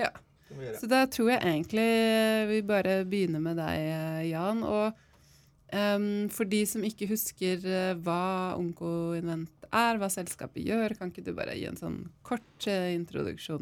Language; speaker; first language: Norwegian; native; Norwegian